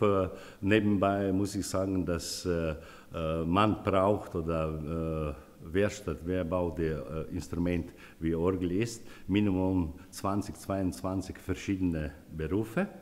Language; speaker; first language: German; non-native, learner; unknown